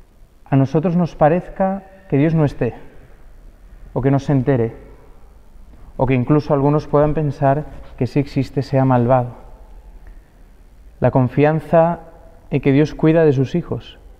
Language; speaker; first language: Spanish; native; Spanish